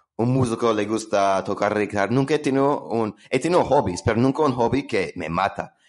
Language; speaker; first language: Spanish; non-native, fluent; English